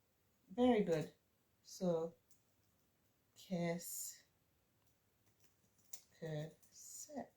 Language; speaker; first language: French; non-native, fluent; English